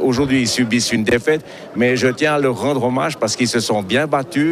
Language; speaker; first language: French; native; French